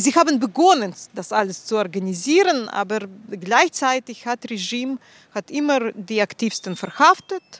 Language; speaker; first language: German; non-native, fluent; Russian